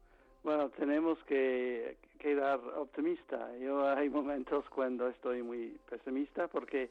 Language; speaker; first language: Spanish; non-native, fluent; English